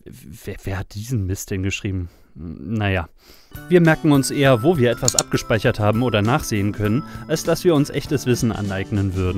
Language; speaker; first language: German; native; German